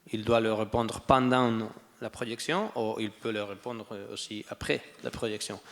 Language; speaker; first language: French; non-native, learner; Spanish